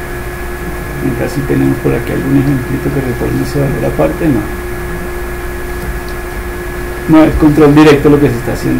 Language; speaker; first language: Spanish; native; Spanish